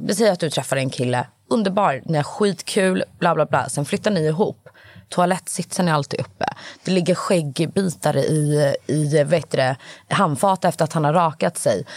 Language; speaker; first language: Swedish; native; Swedish